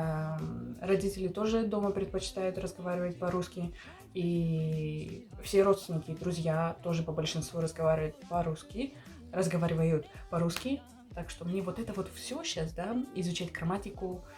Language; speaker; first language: Russian; early bilingual, heritage; Russian